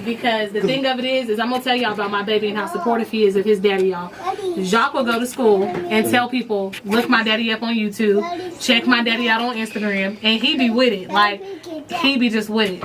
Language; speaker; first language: English; native; English